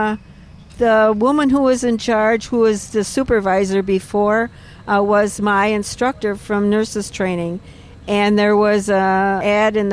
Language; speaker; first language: English; native; English